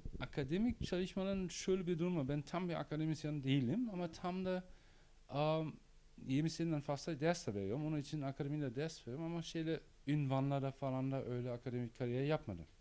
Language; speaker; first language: Turkish; non-native, learner; German